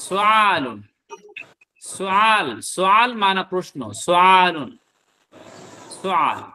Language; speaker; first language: Arabic; non-native, fluent; Bangla